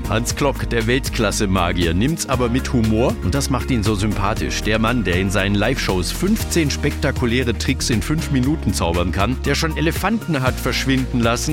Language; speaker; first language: German; native; German